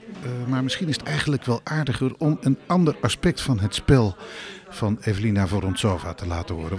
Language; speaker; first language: Dutch; native; Dutch